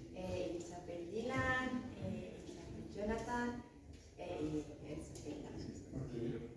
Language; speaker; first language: French; non-native, learner; Spanish